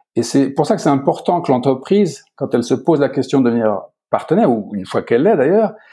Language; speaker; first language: French; native; French